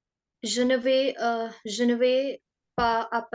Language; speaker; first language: French; non-native, learner; Hindi